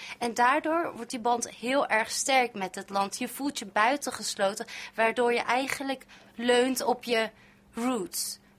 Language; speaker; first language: Dutch; non-native, local second language; Turkish